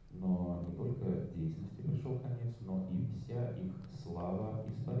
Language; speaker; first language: Russian; native; Russian